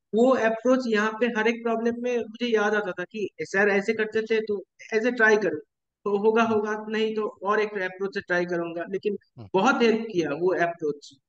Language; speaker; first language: Hindi; non-native, local second language; Bangla